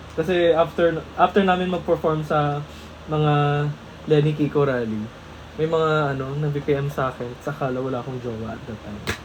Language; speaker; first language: Filipino; native; Filipino